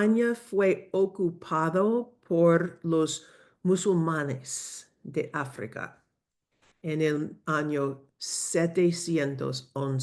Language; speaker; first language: Spanish; non-native, fluent; English